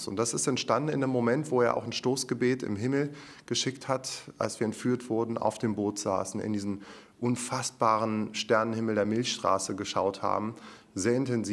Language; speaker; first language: German; native; German